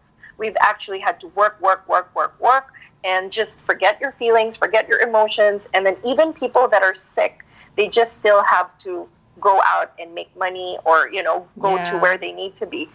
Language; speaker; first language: English; non-native, local second language; Filipino